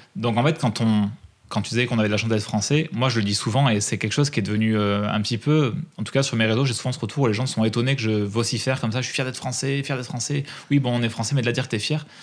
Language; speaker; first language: French; native; French